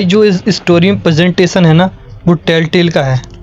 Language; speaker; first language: Hindi; native; Hindi